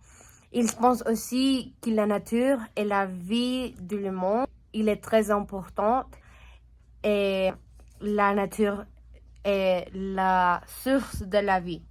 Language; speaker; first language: French; non-native, learner; Spanish